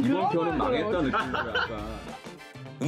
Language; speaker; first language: Korean; native; Korean